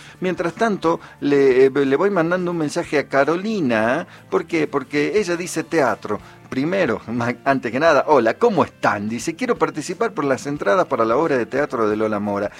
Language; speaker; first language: Spanish; native; Spanish